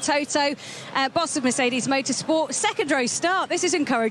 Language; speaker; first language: English; native; English